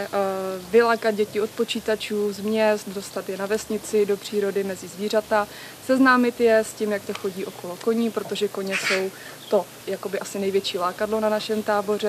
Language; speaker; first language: Czech; native; Czech